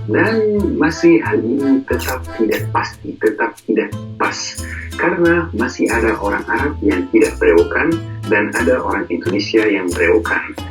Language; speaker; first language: Indonesian; non-native, fluent; Arabic